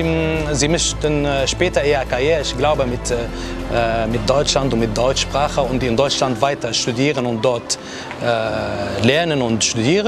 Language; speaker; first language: German; non-native, fluent; Arabic